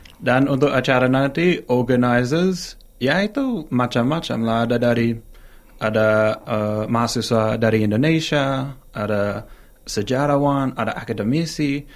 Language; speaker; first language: Indonesian; non-native, fluent; English